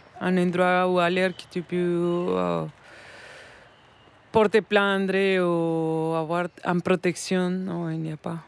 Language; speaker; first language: French; non-native, learner; Spanish